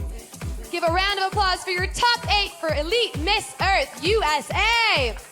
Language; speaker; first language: English; native; English